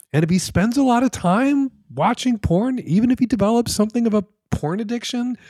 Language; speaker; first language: English; native; English